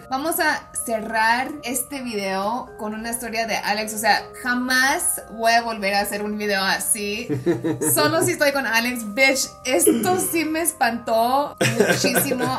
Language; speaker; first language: Spanish; early bilingual, heritage; Spanish